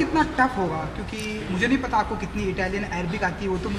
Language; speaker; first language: Hindi; native; Hindi